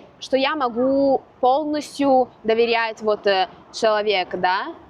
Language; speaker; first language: Russian; non-native, fluent; Italian